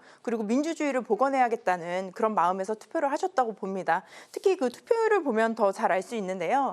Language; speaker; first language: Korean; native; Korean